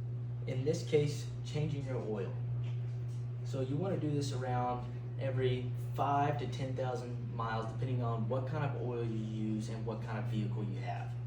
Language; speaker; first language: English; native; English